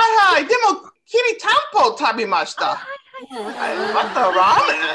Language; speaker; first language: Japanese; non-native, learner; English